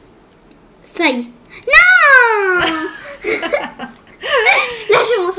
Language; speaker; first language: French; early bilingual, heritage; French